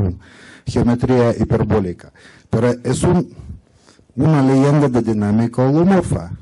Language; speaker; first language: Spanish; non-native, learner; English